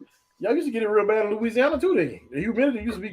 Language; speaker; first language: English; native; English